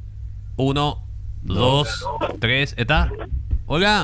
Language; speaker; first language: Spanish; native; Spanish